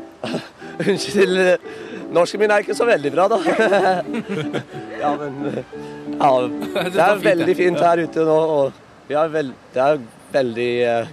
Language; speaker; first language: Norwegian; early bilingual, heritage; English